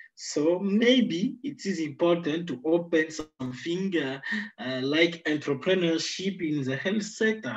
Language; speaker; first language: English; non-native, fluent; Sango